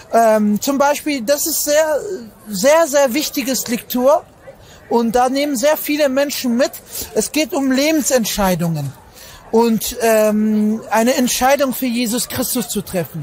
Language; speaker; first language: German; non-native, fluent; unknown